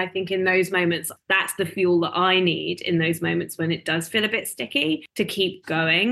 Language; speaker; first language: English; native; English